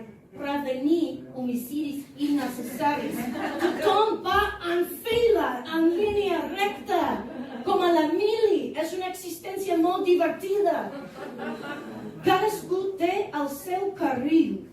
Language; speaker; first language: Catalan; non-native, fluent; English